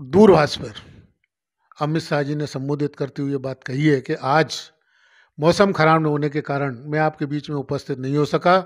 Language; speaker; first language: Hindi; native; Hindi